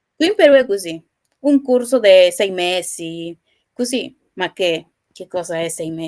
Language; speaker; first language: Italian; non-native, learner; Spanish